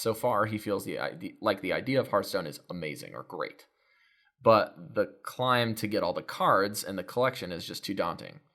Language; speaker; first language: English; native; English